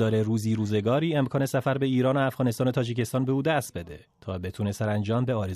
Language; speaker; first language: Persian; native; Persian